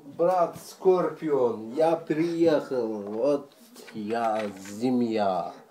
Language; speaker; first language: Russian; early bilingual, heritage; Russian